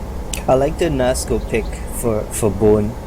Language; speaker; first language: English; native; English